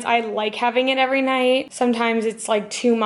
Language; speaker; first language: English; native; English